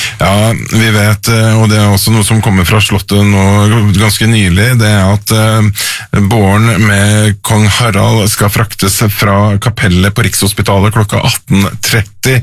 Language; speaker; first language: Norwegian; native; Norwegian